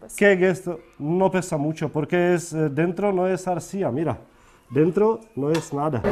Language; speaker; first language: Spanish; non-native, learner; Czech